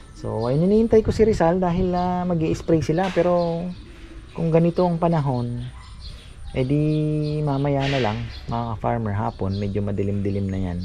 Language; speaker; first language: Filipino; non-native, local second language; Pampanga